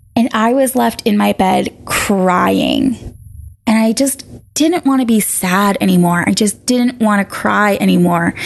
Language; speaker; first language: English; native; English